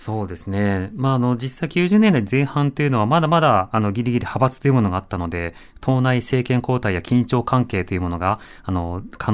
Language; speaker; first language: Japanese; native; Japanese